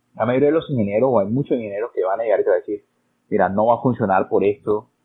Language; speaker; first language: Spanish; native; Spanish